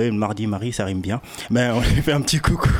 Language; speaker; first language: French; native; French